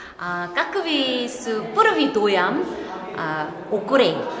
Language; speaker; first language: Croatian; non-native, learner; Korean